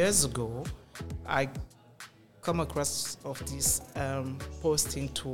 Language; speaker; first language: English; non-native, local second language; French